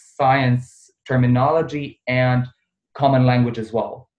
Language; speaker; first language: English; non-native, fluent; Bosnian